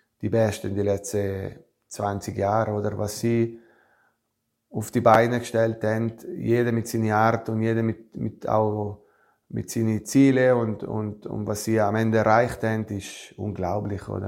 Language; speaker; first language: German; non-native, fluent; Italian